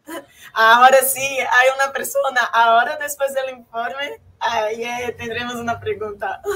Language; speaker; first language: Spanish; non-native, fluent; Portuguese